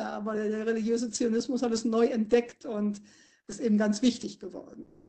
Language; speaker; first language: German; native; German